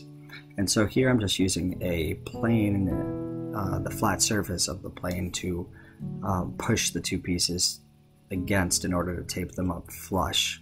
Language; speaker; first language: English; native; English